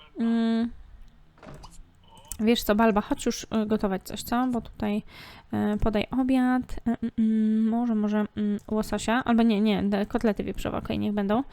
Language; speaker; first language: Polish; native; Polish